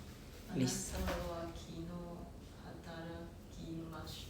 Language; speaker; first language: Japanese; non-native, learner; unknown